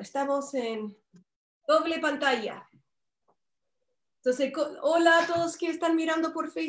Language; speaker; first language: Spanish; non-native, fluent; English